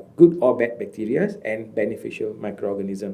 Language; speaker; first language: English; non-native, local second language; Malay